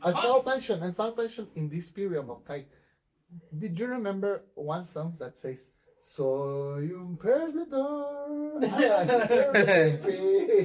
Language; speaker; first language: English; non-native, fluent; Spanish